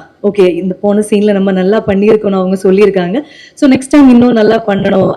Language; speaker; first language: Tamil; non-native, local second language; Malayalam